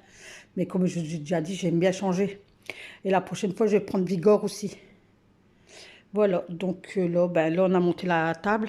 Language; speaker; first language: French; native; French